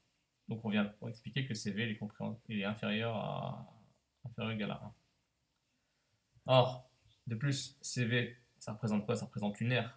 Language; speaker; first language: French; native; French